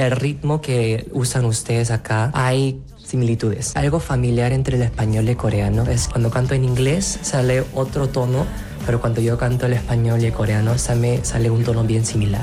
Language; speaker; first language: Spanish; non-native, fluent; Korean